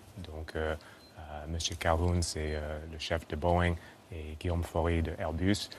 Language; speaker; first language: French; non-native, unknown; English